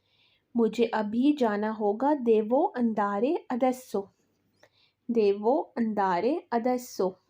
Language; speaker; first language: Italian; non-native, learner; Urdu